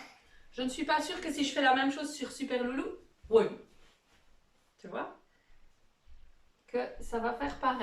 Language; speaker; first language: French; native; French